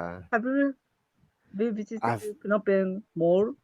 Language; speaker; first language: English; non-native, learner; Japanese